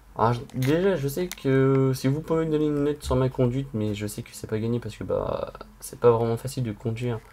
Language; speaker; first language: French; native; French